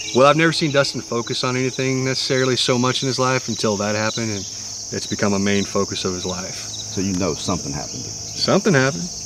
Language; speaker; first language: English; native; English